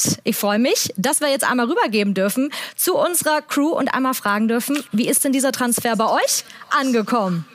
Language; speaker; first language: German; native; German